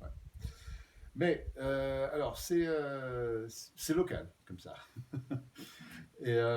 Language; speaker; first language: French; non-native, fluent; Danish